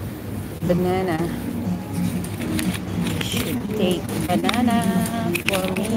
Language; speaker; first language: English; non-native, local second language; Filipino